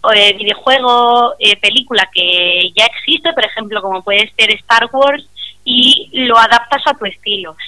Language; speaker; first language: Spanish; native; Spanish